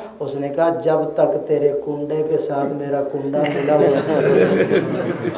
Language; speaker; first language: Urdu; non-native, local second language; Punjabi